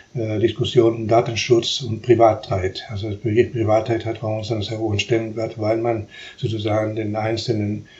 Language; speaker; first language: German; non-native, fluent; Spanish